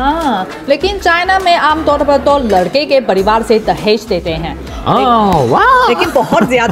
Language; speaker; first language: Hindi; non-native, fluent; Chinese